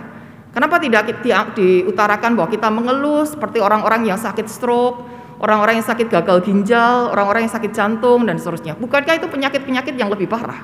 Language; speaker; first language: Indonesian; native; Indonesian